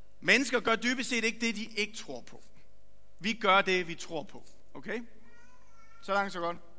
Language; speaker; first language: Danish; native; Danish